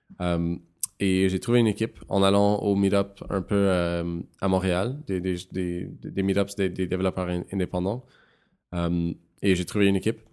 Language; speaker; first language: French; non-native, local second language; English